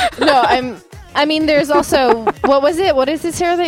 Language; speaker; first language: English; native; English